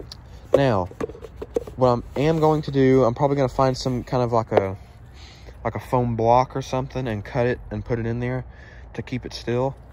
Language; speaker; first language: English; native; English